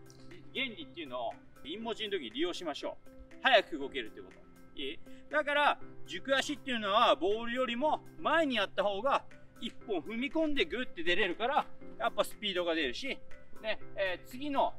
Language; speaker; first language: Japanese; native; Japanese